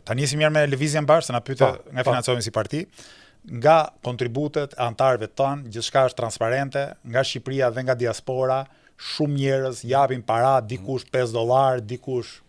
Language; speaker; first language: Albanian; native; Albanian